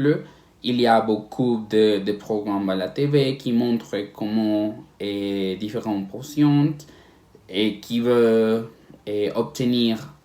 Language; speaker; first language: French; non-native, learner; Spanish